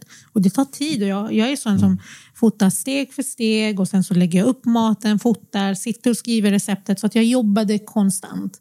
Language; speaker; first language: Swedish; early bilingual, other home language; Arabic